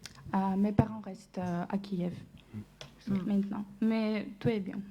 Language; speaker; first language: French; non-native, learner; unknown